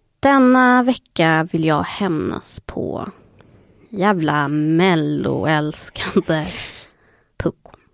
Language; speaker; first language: Swedish; early bilingual, other home language; Spanish